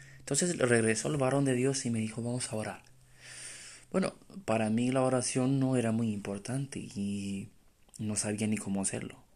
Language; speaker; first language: Spanish; non-native, fluent; Romanian